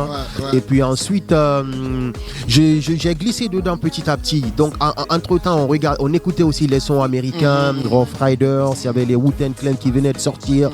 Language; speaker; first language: French; non-native, local second language; Fula